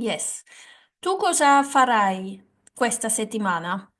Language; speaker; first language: Italian; non-native, learner; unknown